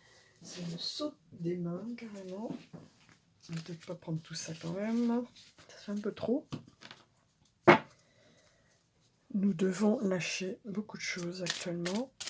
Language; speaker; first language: French; native; French